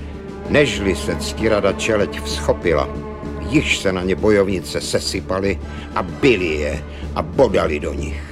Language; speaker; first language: Czech; native; Czech